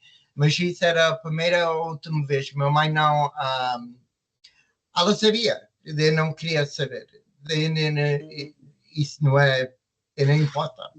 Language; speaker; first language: Portuguese; early bilingual, heritage; Portuguese